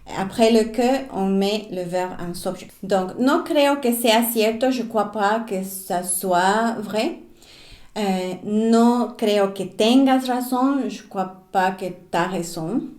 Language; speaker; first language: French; non-native, fluent; Spanish